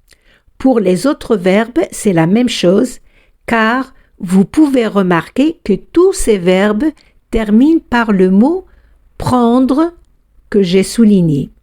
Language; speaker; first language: French; non-native, fluent; Spanish